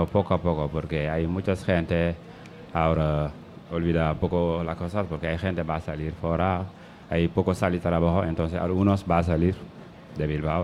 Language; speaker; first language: Spanish; non-native, learner; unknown